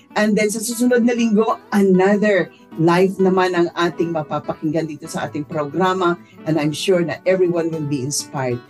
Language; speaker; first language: Filipino; non-native, local second language; Hiligaynon